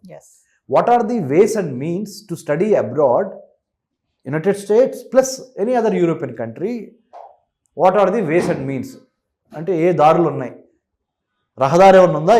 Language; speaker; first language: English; non-native, local second language; Telugu